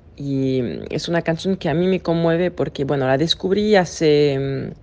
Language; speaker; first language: Spanish; non-native, fluent; French